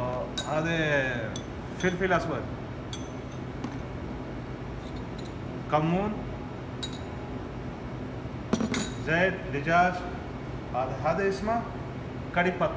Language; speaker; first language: Arabic; non-native, learner; Urdu